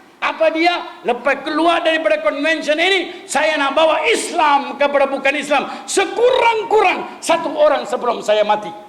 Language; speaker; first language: Malay; non-native, local second language; Min Nan Chinese